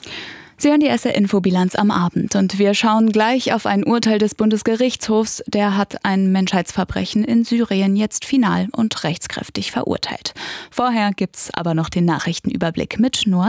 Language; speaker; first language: German; native; German